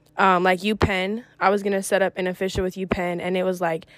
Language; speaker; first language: English; early bilingual, other home language; Greek